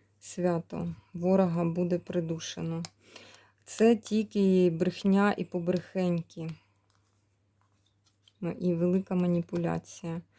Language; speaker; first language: Ukrainian; native; Ukrainian